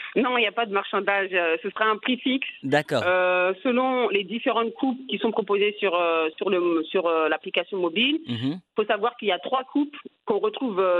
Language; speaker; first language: French; native; French